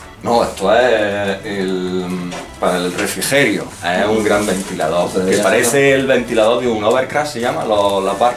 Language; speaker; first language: Spanish; native; Spanish